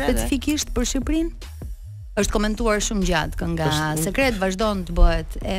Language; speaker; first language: Albanian; native; Albanian